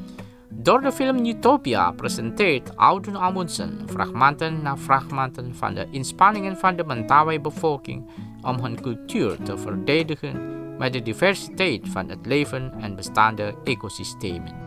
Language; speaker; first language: Dutch; non-native, fluent; Indonesian